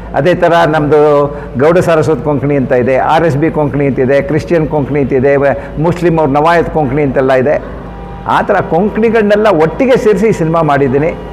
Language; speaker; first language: Kannada; non-native, local second language; Konkani